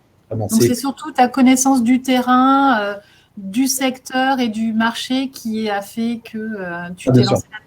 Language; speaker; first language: French; native; French